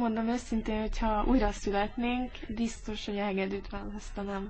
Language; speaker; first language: Hungarian; early bilingual, heritage; English